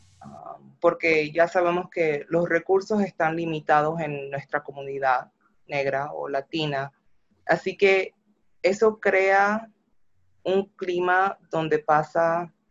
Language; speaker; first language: Spanish; early bilingual, other home language; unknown